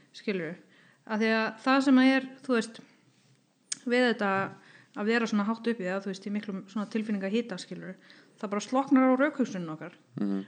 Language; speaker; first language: Icelandic; non-native, fluent; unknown